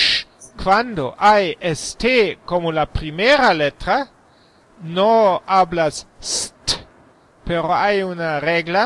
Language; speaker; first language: Spanish; non-native, learner; German